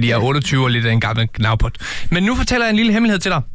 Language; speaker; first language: Danish; native; Danish